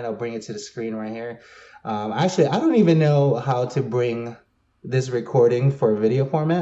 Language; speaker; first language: English; native; English